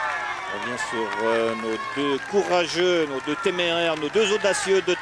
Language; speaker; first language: French; native; French